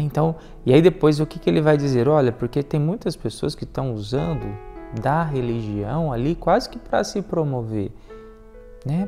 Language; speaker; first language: Portuguese; native; Portuguese